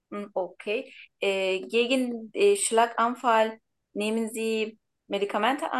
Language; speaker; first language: German; non-native, learner; Turkish